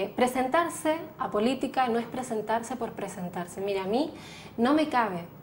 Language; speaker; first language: Spanish; native; Spanish